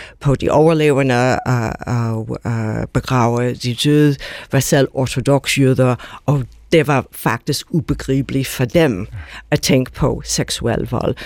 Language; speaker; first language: Danish; non-native, fluent; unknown